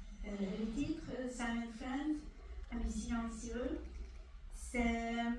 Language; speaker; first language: French; non-native, fluent; Hungarian